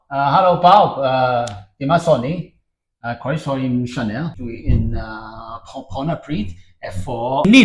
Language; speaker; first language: Welsh; non-native, learner; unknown